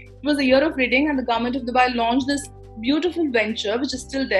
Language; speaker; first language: English; non-native, local second language; Tamil